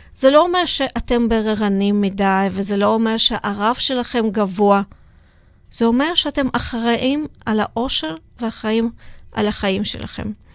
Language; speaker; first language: Hebrew; non-native, fluent; Russian